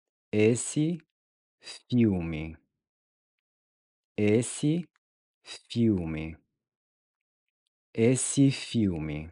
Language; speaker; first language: Portuguese; non-native, fluent; English